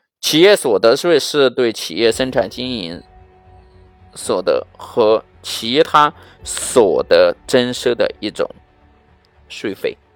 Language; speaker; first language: Chinese; native; Chinese